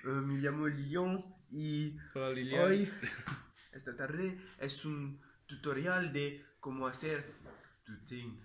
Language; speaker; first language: Spanish; non-native, learner; French